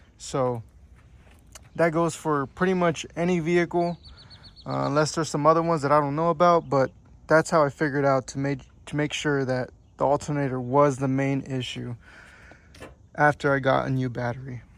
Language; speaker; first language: English; native; English